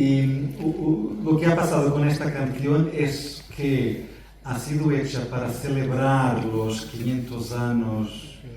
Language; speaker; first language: Spanish; non-native, fluent; Portuguese